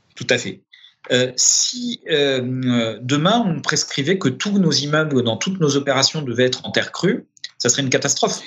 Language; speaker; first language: French; early bilingual, other home language; Romanian